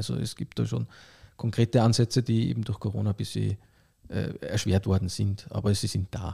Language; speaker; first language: German; native; German